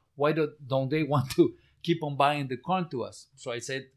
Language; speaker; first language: English; non-native, fluent; Spanish